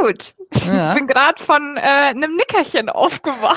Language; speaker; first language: German; native; German